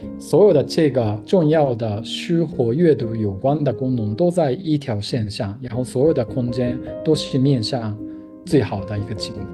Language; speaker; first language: Chinese; non-native, fluent; Japanese